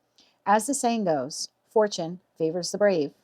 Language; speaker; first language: English; native; English